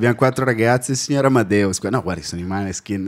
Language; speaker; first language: Italian; native; Italian